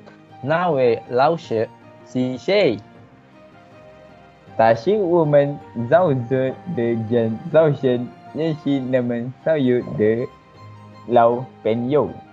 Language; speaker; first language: Chinese; non-native, learner; Malay